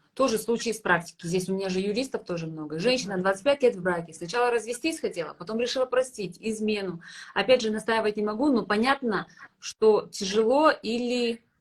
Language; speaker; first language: Russian; native; Russian